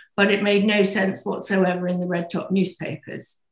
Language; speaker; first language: English; native; English